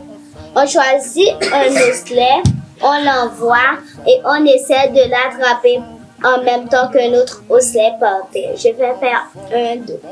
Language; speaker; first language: French; non-native, local second language; Haitian Creole